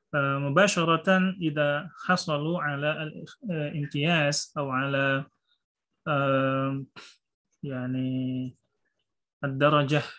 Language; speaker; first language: Arabic; non-native, fluent; Indonesian